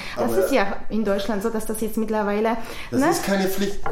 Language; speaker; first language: German; non-native, fluent; Polish